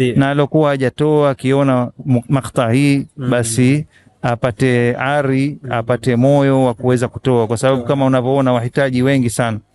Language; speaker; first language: Swahili; native; Swahili